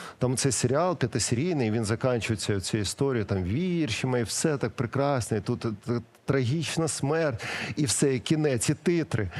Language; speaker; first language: Ukrainian; non-native, local second language; Russian